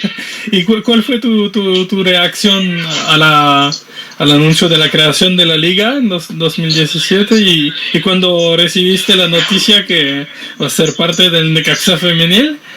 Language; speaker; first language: Spanish; non-native, fluent; French